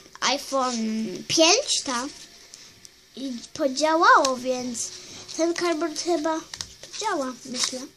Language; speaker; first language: Polish; early bilingual, heritage; Polish